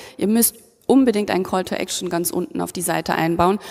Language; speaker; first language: German; native; German